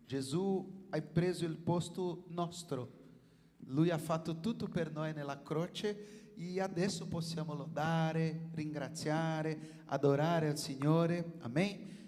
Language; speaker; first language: Italian; non-native, fluent; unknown